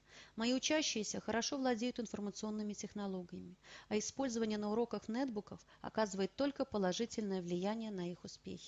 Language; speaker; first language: Russian; native; Russian